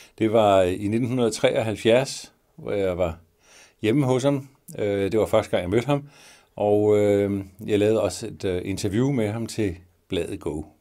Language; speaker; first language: Danish; native; Danish